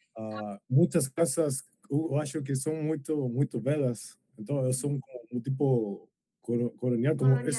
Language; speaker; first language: Portuguese; non-native, learner; Spanish